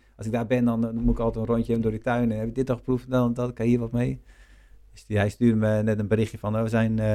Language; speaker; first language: Dutch; native; Dutch